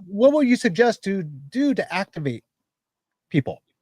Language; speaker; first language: English; native; English